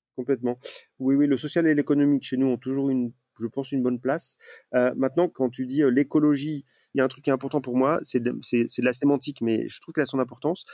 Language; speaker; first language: French; native; French